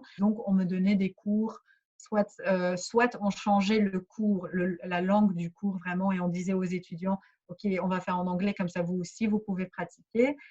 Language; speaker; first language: French; early bilingual, other home language; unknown